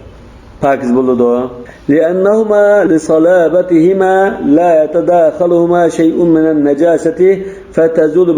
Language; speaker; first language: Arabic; non-native, fluent; Uzbek